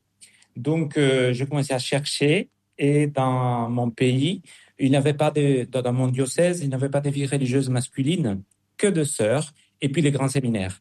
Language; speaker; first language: French; non-native, fluent; Spanish